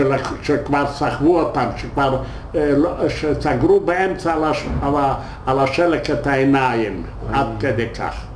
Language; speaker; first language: Hebrew; non-native, fluent; Yiddish